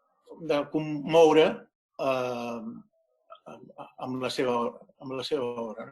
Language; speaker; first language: Catalan; non-native, local second language; Spanish